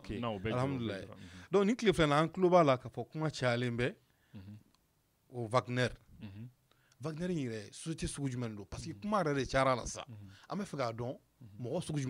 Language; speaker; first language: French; non-native, local second language; Bambara